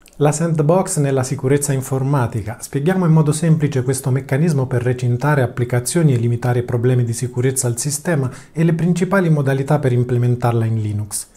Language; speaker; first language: Italian; native; Italian